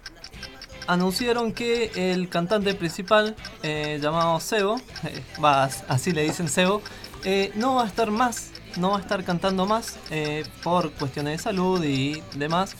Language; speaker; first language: Spanish; native; Spanish